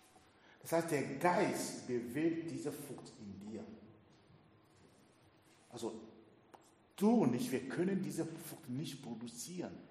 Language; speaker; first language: German; non-native, fluent; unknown